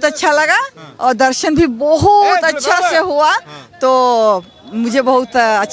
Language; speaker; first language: Hindi; early bilingual, heritage; Caribbean Hindustani